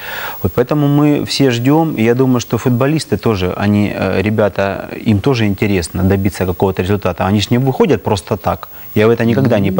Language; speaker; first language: Russian; native; Russian